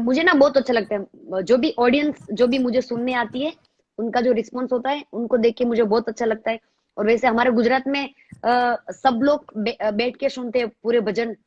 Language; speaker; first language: Hindi; non-native, local second language; Gujarati